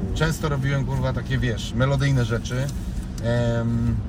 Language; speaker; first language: Polish; native; Polish